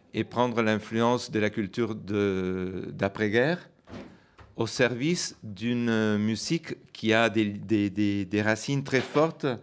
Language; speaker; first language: French; non-native, fluent; Spanish